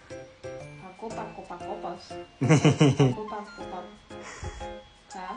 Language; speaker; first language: Lithuanian; non-native, learner; Japanese